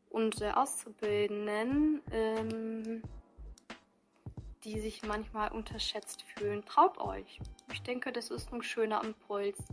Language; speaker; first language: German; early bilingual, other home language; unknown